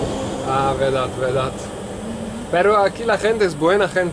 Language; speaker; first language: Spanish; non-native, learner; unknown